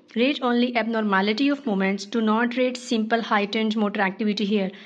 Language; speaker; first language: English; non-native, local second language; Urdu